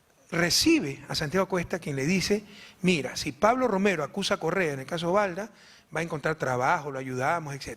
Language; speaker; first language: Spanish; native; Spanish